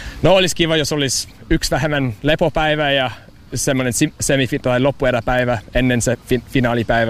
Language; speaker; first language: Finnish; non-native, fluent; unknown